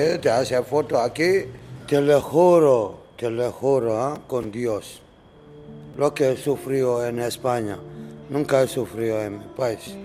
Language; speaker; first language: Spanish; non-native, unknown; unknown